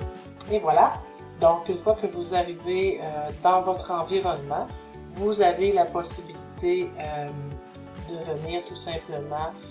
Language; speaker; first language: French; native; French